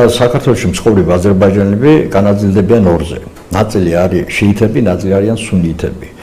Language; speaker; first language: Georgian; non-native, local second language; Azerbaijani